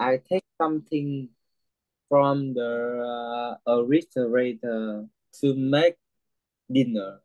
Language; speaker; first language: English; non-native, learner; Vietnamese